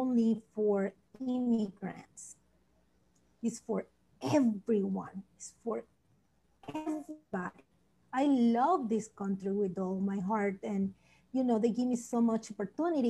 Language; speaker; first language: English; non-native, learner; Spanish